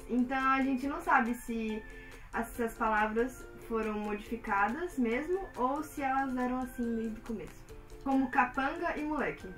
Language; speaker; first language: Portuguese; native; Portuguese